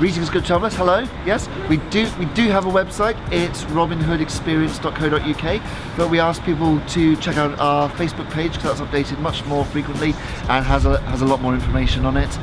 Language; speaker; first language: English; native; English